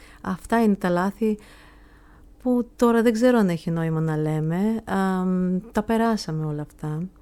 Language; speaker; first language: Greek; early bilingual, heritage; Greek